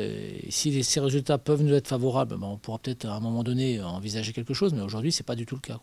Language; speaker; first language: French; native; French